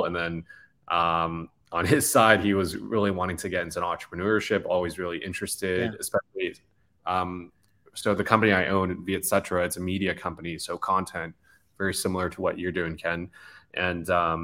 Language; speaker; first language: English; native; English